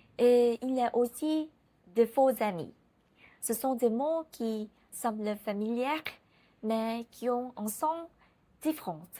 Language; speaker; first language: French; non-native, learner; Vietnamese